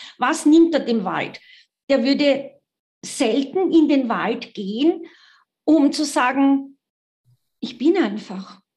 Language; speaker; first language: German; native; German